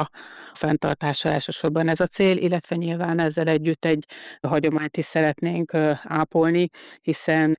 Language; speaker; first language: Hungarian; native; Hungarian